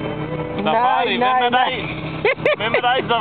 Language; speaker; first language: Danish; non-native, learner; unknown